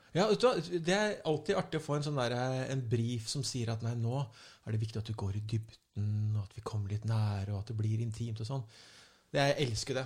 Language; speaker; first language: Norwegian; native; Norwegian